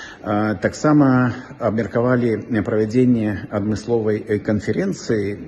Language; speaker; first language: Belarusian; native; Belarusian